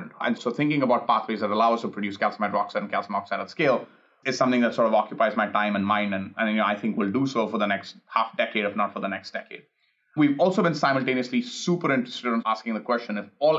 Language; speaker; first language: English; non-native, local second language; Hindi